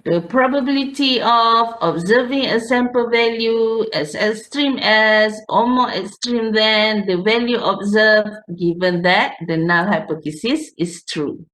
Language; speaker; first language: English; non-native, local second language; Malay